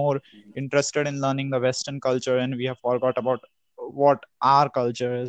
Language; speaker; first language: English; non-native, local second language; Hindi